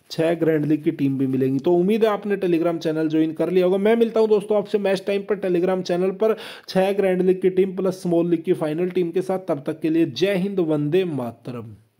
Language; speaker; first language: Hindi; native; Hindi